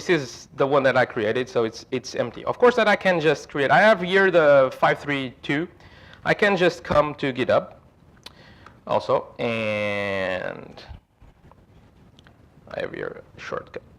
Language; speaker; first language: English; non-native, fluent; Portuguese